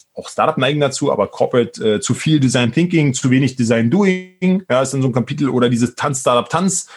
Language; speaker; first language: German; native; German